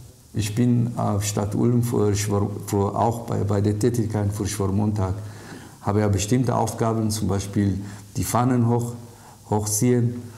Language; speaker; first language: German; non-native, fluent; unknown